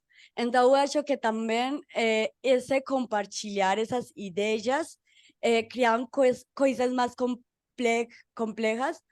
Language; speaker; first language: Portuguese; non-native, fluent; Spanish